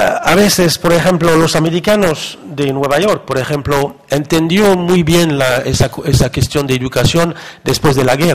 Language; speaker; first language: Spanish; non-native, fluent; French